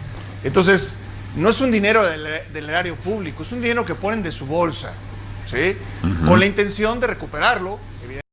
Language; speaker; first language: Spanish; native; Spanish